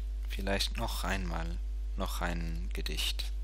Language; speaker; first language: German; non-native, fluent; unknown